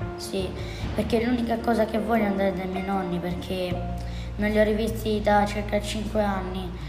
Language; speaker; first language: Italian; early bilingual, other home language; Albanian